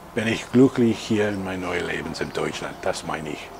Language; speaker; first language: German; non-native, learner; English